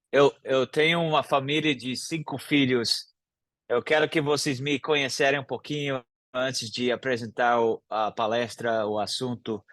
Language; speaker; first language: Portuguese; non-native, fluent; English